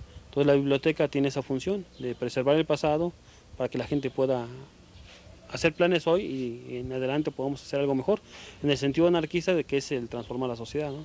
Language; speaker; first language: Spanish; native; Spanish